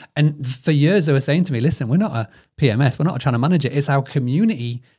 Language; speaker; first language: English; native; English